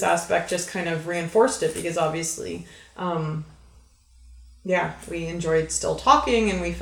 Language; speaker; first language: English; native; English